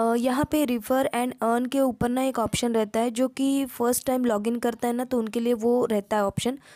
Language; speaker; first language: Hindi; non-native, local second language; Marathi